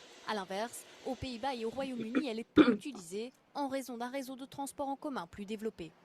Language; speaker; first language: French; native; French